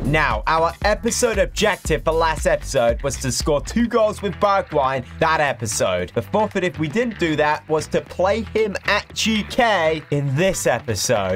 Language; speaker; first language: English; native; English